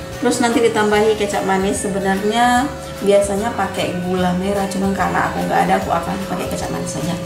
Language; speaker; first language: Indonesian; native; Indonesian